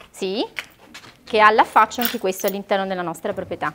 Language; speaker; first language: Italian; native; Italian